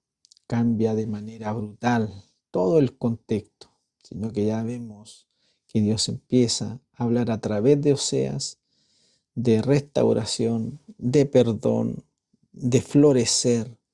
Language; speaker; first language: Spanish; native; Spanish